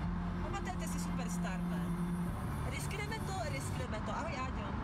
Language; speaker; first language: Czech; native; Czech